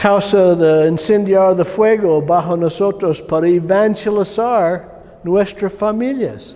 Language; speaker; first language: Spanish; non-native, learner; English